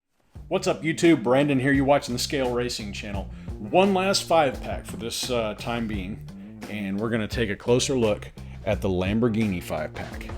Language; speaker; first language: English; native; English